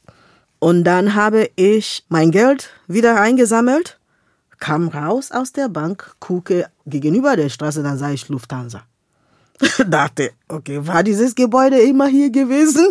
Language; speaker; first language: German; non-native, fluent; Igbo